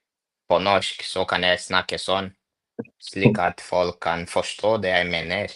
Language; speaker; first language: Norwegian; non-native, fluent; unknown